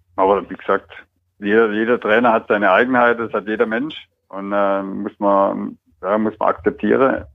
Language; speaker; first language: German; native; German